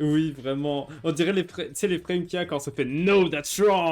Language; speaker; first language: French; native; French